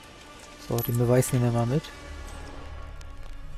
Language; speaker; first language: German; native; German